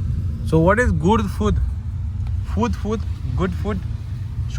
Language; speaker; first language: English; non-native, learner; Marathi